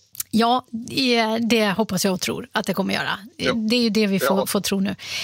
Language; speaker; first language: Swedish; native; Swedish